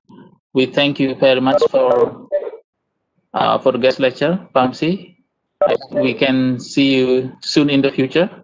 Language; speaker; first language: English; non-native, fluent; Indonesian